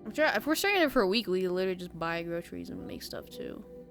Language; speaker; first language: English; native; English